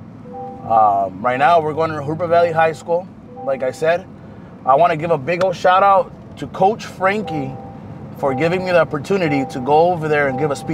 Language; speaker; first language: English; early bilingual, other home language; Spanish